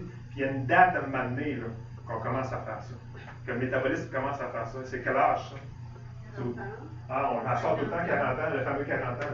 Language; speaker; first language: French; native; French